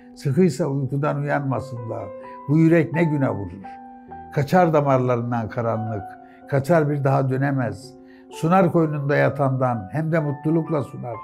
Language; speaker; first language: Turkish; native; Turkish